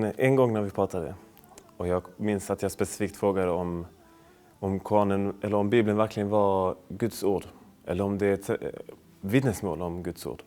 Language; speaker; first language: Swedish; native; Swedish